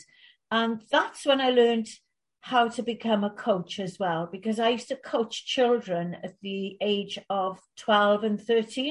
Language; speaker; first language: English; native; English